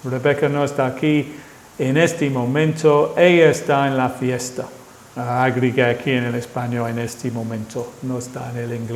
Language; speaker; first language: Spanish; non-native, fluent; English